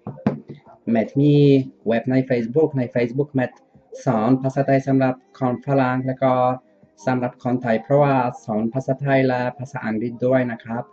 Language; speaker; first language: Thai; non-native, learner; Dutch